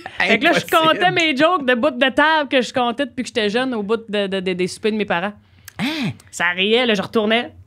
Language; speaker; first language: French; native; French